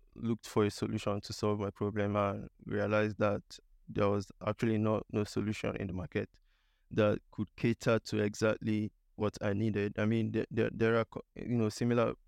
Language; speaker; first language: English; non-native, local second language; Igbo